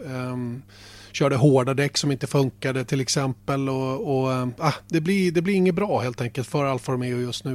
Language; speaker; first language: Swedish; native; Swedish